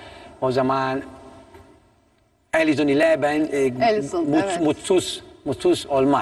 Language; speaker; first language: Turkish; non-native, learner; Italian